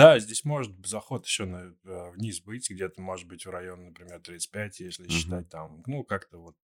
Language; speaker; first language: Russian; native; Russian